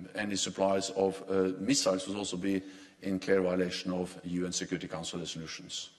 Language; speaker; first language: English; non-native, fluent; Norwegian